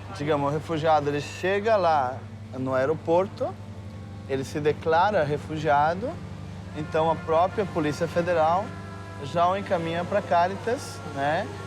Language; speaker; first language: Portuguese; native; Portuguese